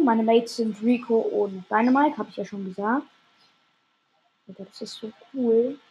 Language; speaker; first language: German; native; German